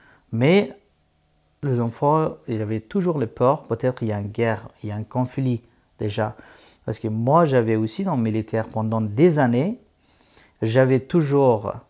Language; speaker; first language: French; non-native, fluent; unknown